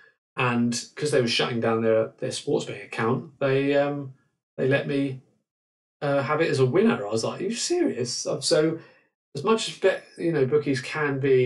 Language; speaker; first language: English; native; English